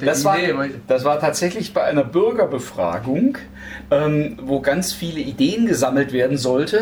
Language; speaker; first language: German; native; German